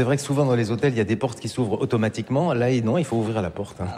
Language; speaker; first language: French; native; French